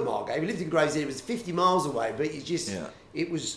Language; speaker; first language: English; native; English